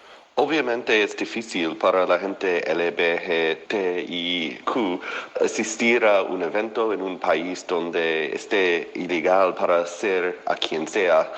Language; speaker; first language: Spanish; non-native, fluent; English